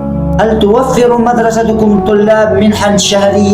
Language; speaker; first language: Arabic; non-native, learner; Urdu